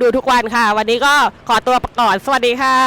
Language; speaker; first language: Thai; native; Thai